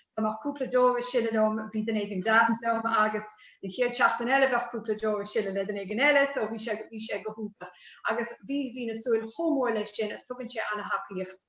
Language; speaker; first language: Irish; native; Irish